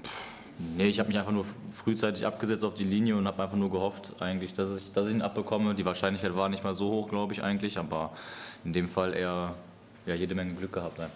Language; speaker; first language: German; native; German